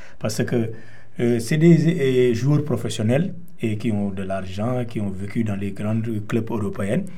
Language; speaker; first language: French; non-native, local second language; Wolof